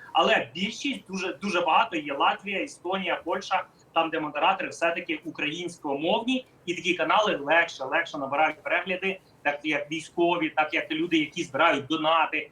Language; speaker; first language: Ukrainian; non-native, local second language; Russian